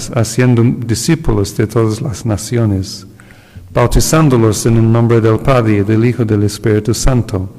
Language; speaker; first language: Spanish; non-native, fluent; English